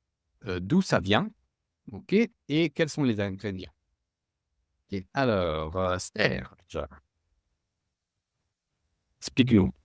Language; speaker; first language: French; non-native, fluent; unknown